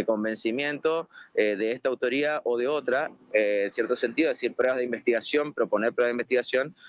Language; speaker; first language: Spanish; native; Spanish